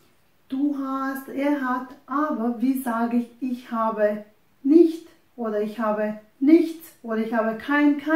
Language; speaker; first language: German; non-native, fluent; Romanian